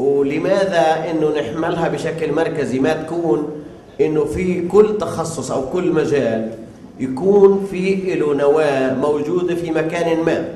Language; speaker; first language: Arabic; native; Arabic